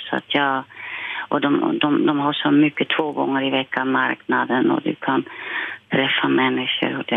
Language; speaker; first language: Swedish; non-native, fluent; Dutch